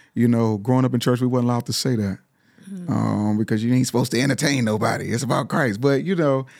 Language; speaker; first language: English; native; English